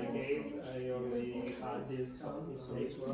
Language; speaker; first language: English; non-native, learner; Spanish